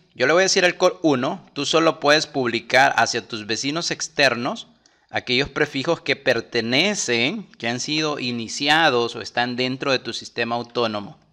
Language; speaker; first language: Spanish; native; Spanish